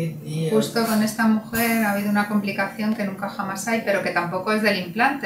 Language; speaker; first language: Spanish; native; Spanish